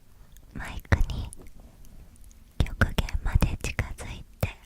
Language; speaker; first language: Japanese; native; Japanese